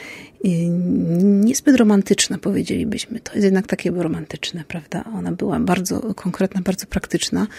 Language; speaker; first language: Polish; native; Polish